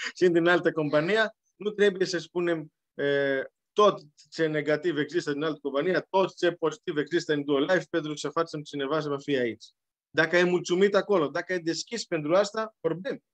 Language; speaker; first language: Romanian; non-native, learner; Greek